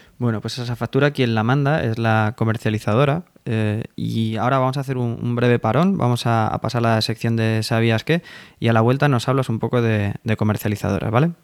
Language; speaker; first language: Spanish; native; Spanish